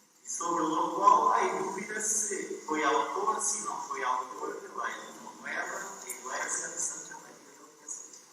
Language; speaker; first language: Portuguese; non-native, fluent; Spanish